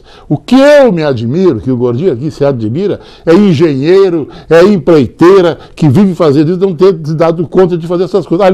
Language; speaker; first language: Portuguese; native; Portuguese